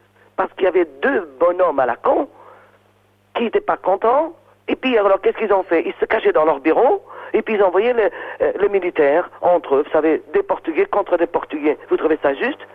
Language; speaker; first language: French; non-native, fluent; Portuguese